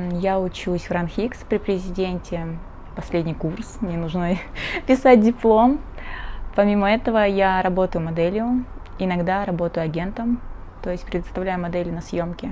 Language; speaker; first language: Russian; early bilingual, other home language; Portuguese